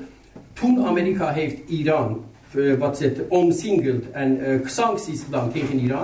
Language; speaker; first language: Dutch; non-native, fluent; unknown